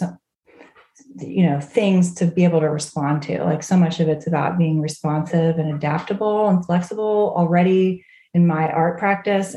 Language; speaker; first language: English; native; English